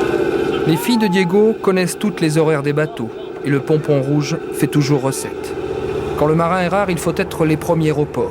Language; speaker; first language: French; native; French